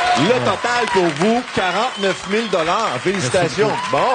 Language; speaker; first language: French; native; French